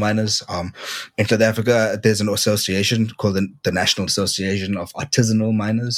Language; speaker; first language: English; native; English